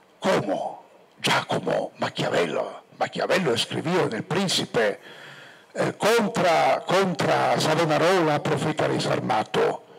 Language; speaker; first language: Spanish; non-native, fluent; Italian